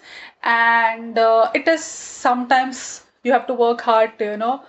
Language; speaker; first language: English; non-native, local second language; Gujarati